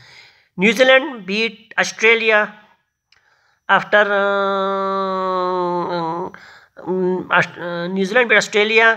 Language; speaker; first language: English; non-native, learner; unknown